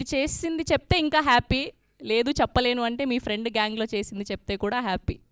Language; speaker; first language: Telugu; native; Telugu